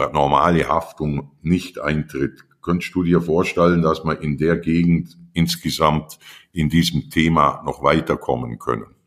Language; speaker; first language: German; native; German